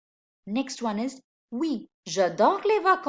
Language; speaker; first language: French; non-native, fluent; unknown